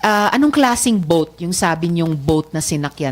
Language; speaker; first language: Filipino; native; Filipino